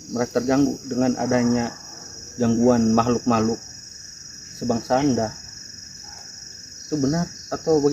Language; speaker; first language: Indonesian; native; Indonesian